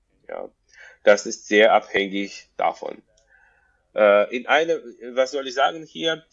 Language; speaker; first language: German; non-native, fluent; Russian